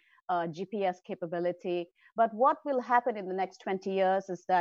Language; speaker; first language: English; non-native, local second language; Assamese